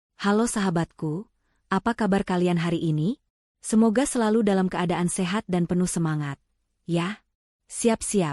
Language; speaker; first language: Indonesian; native; Indonesian